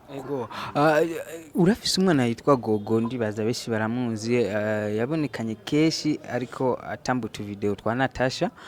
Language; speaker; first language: Rundi; native; Rundi